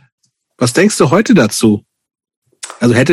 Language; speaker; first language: German; native; German